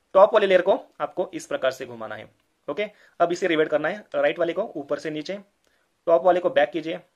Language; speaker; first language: Hindi; non-native, local second language; Marathi